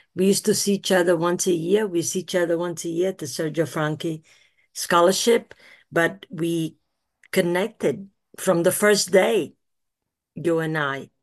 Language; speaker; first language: English; early bilingual, other home language; Italian